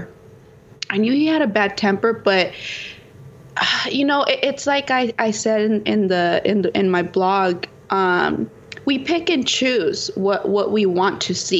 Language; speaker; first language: English; early bilingual, other home language; Spanish